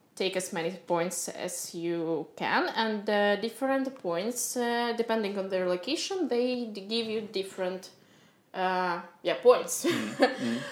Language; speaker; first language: English; non-native, fluent; Russian